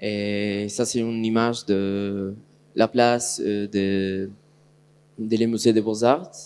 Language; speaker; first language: French; non-native, learner; Spanish